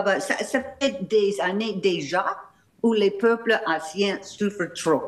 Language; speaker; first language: French; non-native, fluent; English